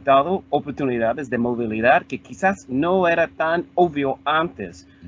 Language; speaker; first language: Spanish; non-native, fluent; English